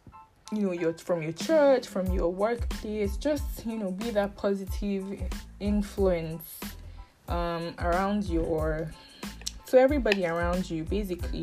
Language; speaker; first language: English; non-native, local second language; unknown